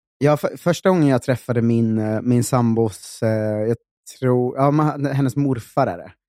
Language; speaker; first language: Swedish; native; Swedish